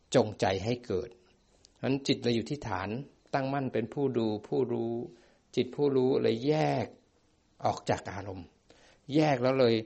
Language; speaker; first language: Thai; native; Thai